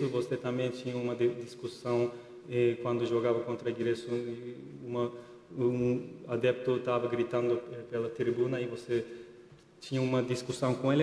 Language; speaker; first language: Portuguese; non-native, fluent; Turkish